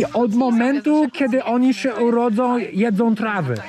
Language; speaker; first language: Polish; non-native, learner; English